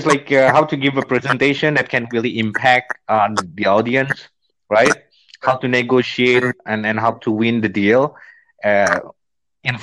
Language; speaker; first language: English; non-native, fluent; Indonesian